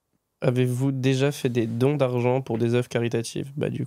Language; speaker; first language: French; native; French